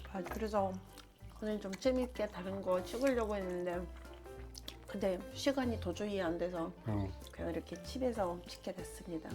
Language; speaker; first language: Korean; non-native, fluent; Ukrainian